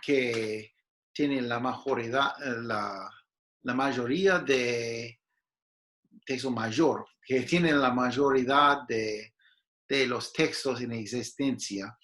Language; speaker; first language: Spanish; non-native, fluent; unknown